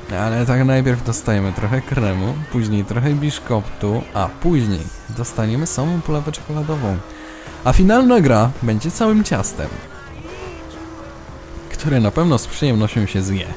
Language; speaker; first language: Polish; native; Polish